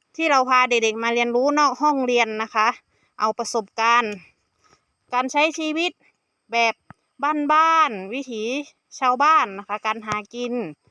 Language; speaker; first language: Thai; native; Thai